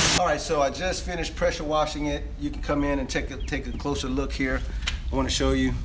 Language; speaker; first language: English; native; English